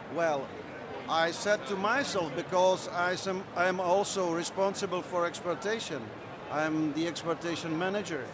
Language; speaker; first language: English; non-native, learner; Czech